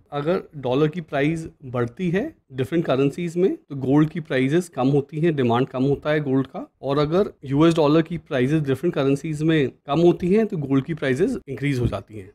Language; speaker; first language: Hindi; native; Hindi